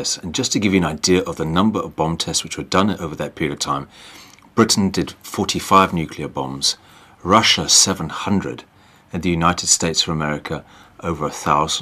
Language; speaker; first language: English; native; English